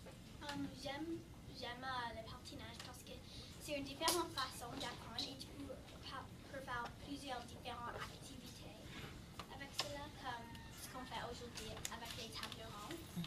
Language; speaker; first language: French; non-native, fluent; English